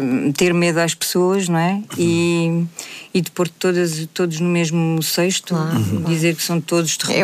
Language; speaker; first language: Portuguese; native; Portuguese